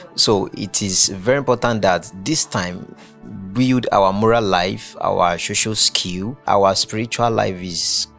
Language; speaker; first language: English; non-native, local second language; Yoruba